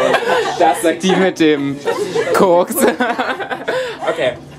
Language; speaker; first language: German; native; German